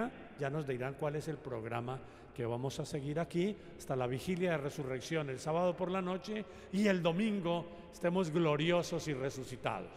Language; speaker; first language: Spanish; native; Spanish